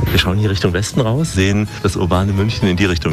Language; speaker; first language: German; native; German